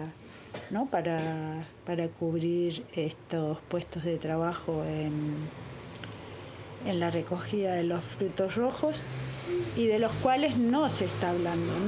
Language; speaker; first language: Spanish; native; Spanish